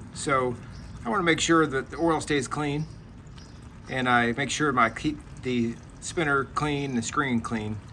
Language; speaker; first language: English; native; English